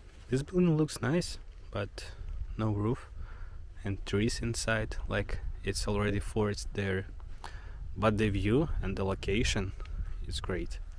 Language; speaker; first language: English; non-native, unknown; Ukrainian